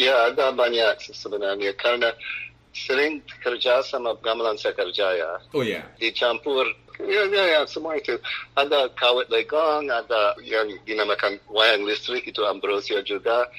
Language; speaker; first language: Indonesian; non-native, fluent; English